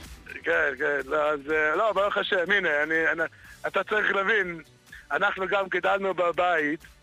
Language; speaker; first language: Hebrew; non-native, fluent; English